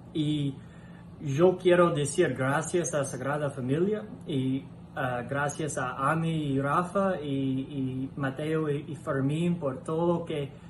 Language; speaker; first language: Spanish; non-native, learner; English